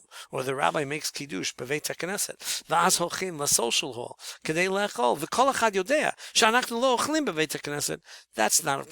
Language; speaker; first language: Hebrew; non-native, fluent; English